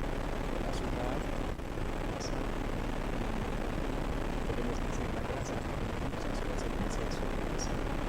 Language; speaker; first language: Spanish; non-native, fluent; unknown